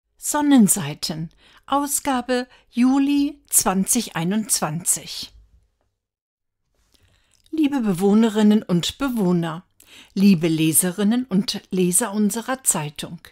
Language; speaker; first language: German; native; German